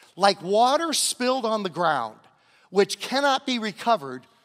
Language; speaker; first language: English; native; English